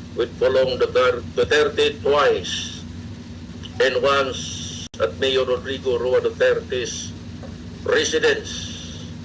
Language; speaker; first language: English; non-native, local second language; Cebuano